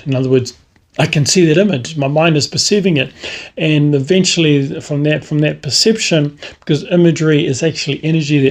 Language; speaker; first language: English; native; English